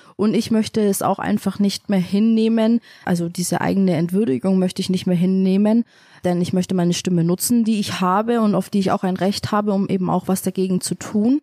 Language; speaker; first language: German; early bilingual, other home language; Turkish